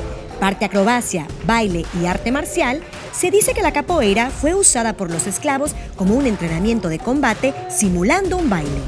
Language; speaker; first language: Spanish; native; Spanish